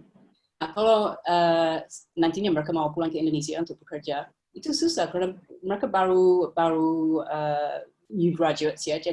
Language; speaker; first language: Indonesian; non-native, fluent; English